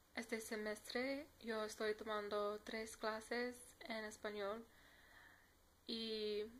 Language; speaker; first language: Spanish; non-native, learner; English